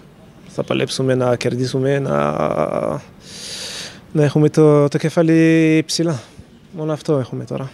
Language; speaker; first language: Greek; non-native, fluent; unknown